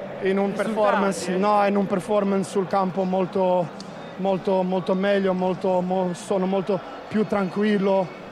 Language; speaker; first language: Italian; non-native, learner; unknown